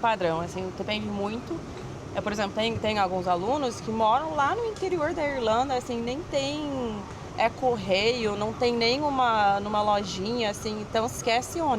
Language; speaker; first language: Portuguese; non-native, fluent; English